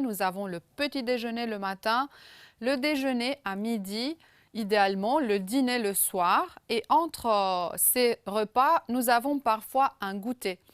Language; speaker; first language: French; non-native, fluent; Romanian